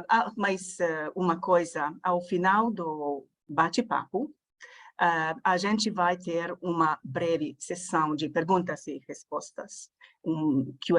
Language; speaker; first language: Portuguese; non-native, fluent; Hungarian